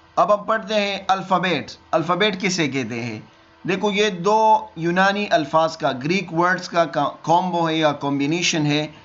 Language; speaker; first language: Urdu; non-native, local second language; Pashto